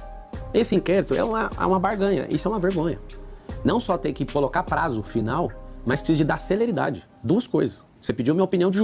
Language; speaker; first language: Portuguese; native; Portuguese